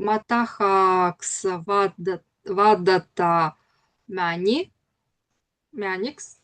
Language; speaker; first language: Estonian; non-native, learner; Russian